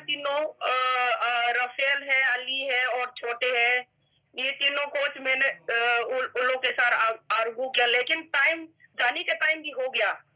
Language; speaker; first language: Hindi; non-native, local second language; Manipuri